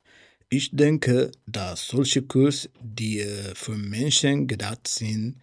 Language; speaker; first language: German; non-native, learner; Spanish